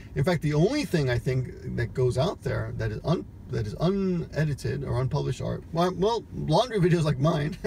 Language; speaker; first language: English; early bilingual, other home language; Spanish